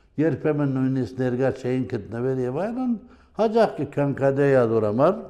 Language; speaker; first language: Armenian; early bilingual, heritage; Armenian